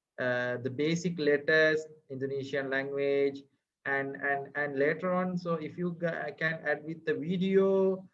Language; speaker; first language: English; non-native, fluent; Sinhala